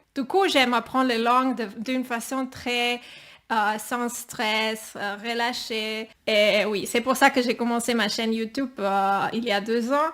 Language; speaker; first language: French; non-native, fluent; Catalan